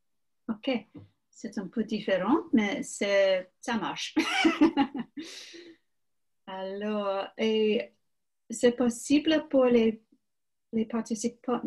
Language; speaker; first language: French; non-native, learner; English